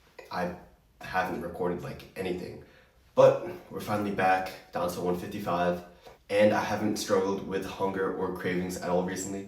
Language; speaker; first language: English; native; English